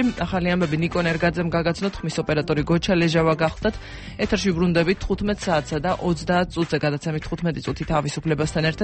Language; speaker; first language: Georgian; native; Georgian